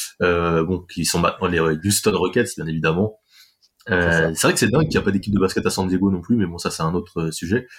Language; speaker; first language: French; native; French